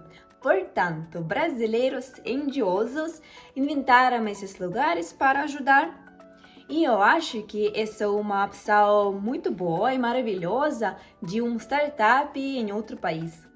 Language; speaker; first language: Portuguese; non-native, fluent; Russian